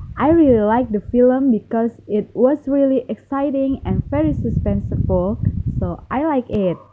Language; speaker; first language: English; non-native, learner; Indonesian